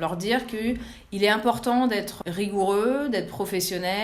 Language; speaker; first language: French; native; French